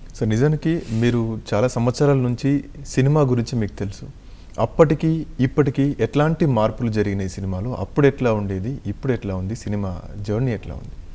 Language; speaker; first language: Telugu; native; Telugu